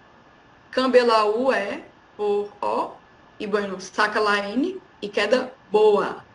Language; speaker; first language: Spanish; non-native, fluent; Portuguese